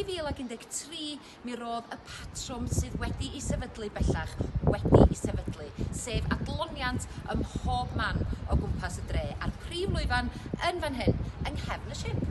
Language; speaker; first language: Welsh; native; Welsh